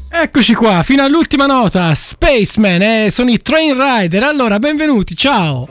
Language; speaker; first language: Italian; native; Italian